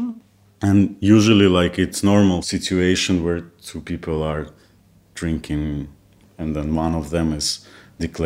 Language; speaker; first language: English; non-native, fluent; Kazakh